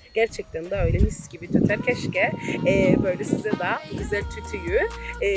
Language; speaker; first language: Turkish; native; Turkish